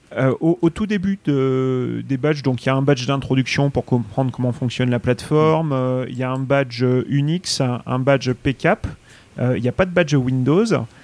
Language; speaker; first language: French; native; French